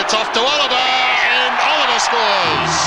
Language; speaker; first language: English; native; English